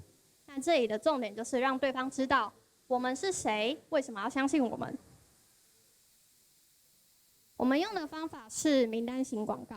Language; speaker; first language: Chinese; native; Chinese